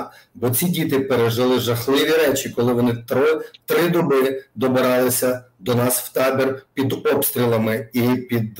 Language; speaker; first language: Ukrainian; native; Ukrainian